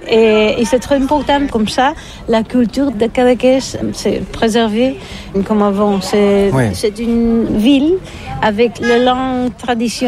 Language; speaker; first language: French; non-native, learner; Catalan